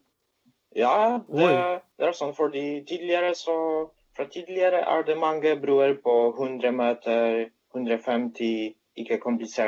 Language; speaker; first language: Swedish; non-native, fluent; Polish